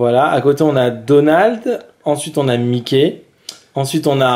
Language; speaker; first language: French; native; French